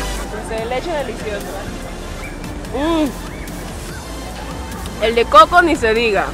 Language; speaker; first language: Spanish; native; Spanish